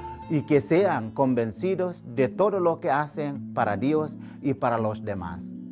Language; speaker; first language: Spanish; non-native, fluent; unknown